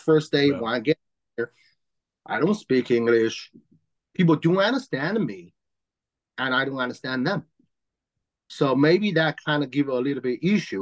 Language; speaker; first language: English; non-native, learner; Chinese